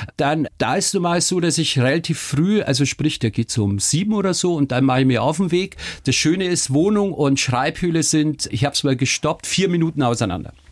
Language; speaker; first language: German; early bilingual, other home language; Turkish